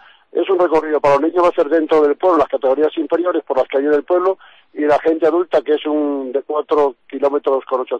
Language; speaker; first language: Spanish; native; Spanish